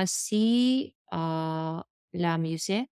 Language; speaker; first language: French; non-native, learner; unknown